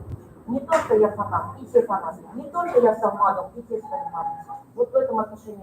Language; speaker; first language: Russian; non-native, local second language; Kazakh